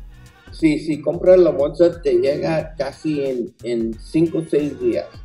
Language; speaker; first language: Spanish; early bilingual, heritage; Spanish